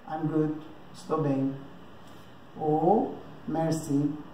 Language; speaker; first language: Portuguese; non-native, fluent; Persian